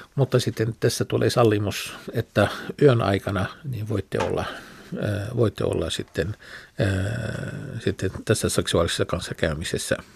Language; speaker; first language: Finnish; non-native, fluent; Arabic